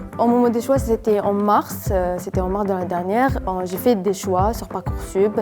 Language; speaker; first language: French; non-native, local second language; Arabic